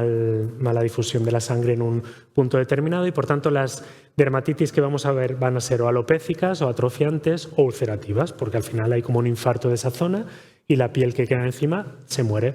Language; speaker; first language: Spanish; native; Spanish